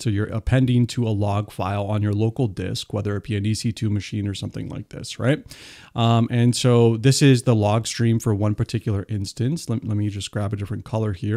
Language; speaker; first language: English; native; English